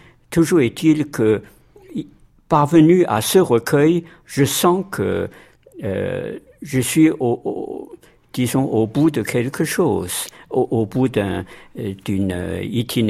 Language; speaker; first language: French; non-native, fluent; Chinese